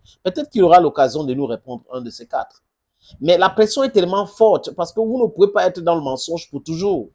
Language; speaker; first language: French; non-native, local second language; English